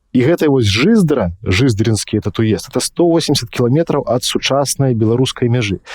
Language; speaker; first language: Belarusian; non-native, local second language; Russian